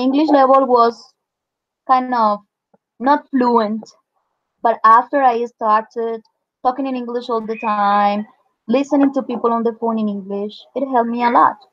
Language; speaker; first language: English; non-native, fluent; Spanish